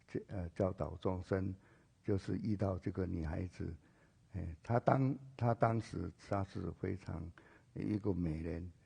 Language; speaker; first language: Chinese; native; Chinese